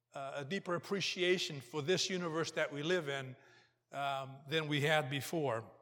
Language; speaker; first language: English; early bilingual, other home language; Portuguese